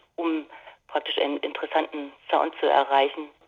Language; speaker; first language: German; native; German